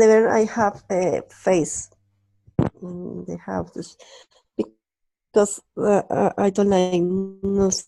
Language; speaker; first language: English; non-native, learner; Spanish